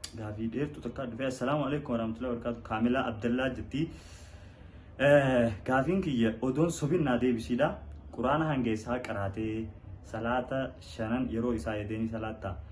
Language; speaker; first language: Oromo; native; Oromo